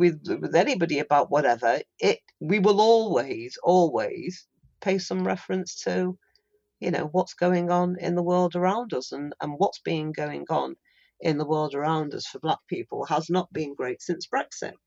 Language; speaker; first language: English; native; English